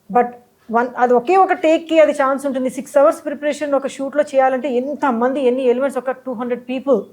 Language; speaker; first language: Telugu; early bilingual, heritage; Telugu